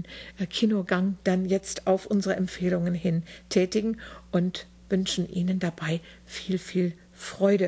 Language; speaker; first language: German; native; German